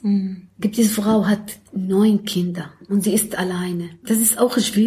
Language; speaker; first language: German; non-native, learner; Arabic